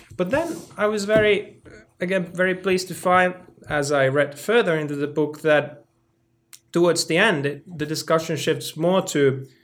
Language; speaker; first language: English; non-native, fluent; Finnish